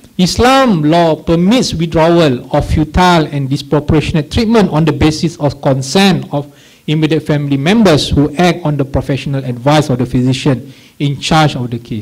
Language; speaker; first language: English; non-native, local second language; Malay